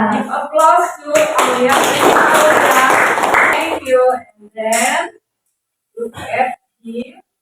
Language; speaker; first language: English; non-native, learner; Indonesian